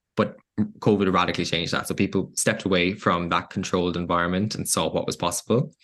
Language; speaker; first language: English; native; English